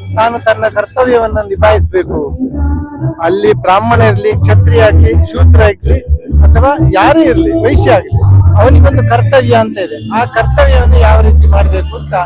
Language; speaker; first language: Kannada; non-native, local second language; Tulu